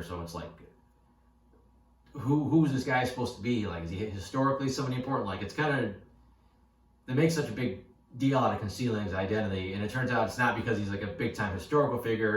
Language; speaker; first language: English; native; English